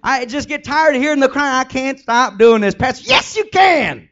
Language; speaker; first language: English; early bilingual, other home language; Spanish